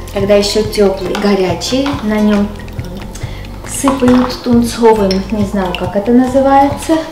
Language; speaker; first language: Russian; non-native, fluent; Armenian